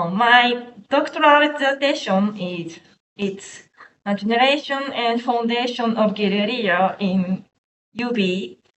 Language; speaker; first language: English; non-native, learner; Japanese